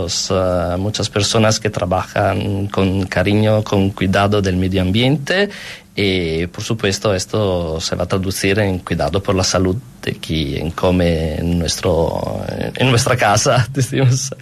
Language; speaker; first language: Spanish; non-native, fluent; Italian